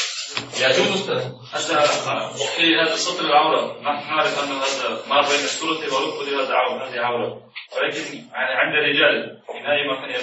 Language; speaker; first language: Arabic; non-native, learner; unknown